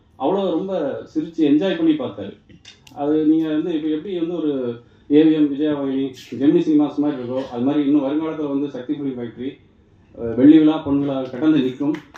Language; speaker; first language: Tamil; native; Tamil